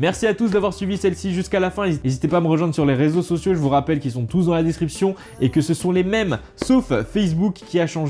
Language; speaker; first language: French; native; French